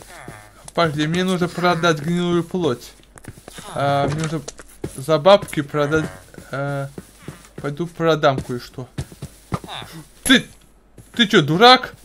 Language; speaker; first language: Russian; native; Russian